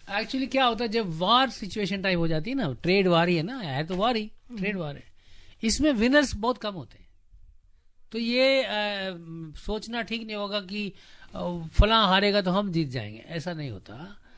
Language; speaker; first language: Hindi; native; Hindi